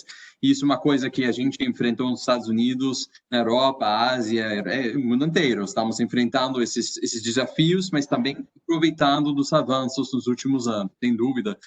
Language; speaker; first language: Portuguese; non-native, fluent; English